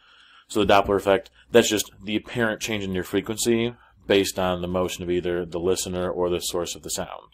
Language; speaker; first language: English; native; English